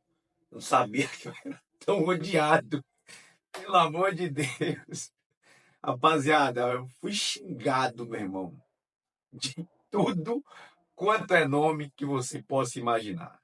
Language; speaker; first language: Portuguese; native; Portuguese